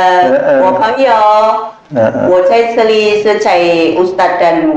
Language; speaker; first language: Chinese; non-native, learner; Indonesian